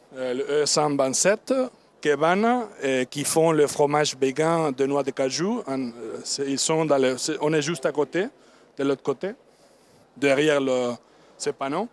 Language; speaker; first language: French; non-native, learner; Spanish